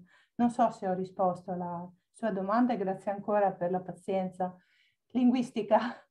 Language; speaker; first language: Italian; native; Italian